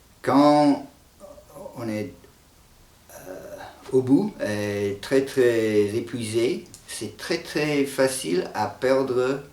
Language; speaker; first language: French; non-native, fluent; English